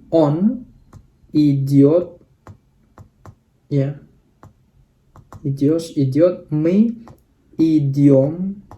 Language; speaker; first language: Russian; non-native, fluent; Indonesian